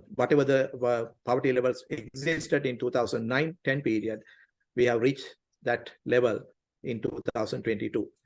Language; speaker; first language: English; non-native, local second language; Tamil